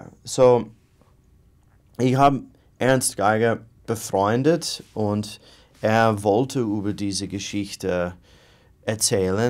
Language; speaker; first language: German; non-native, fluent; English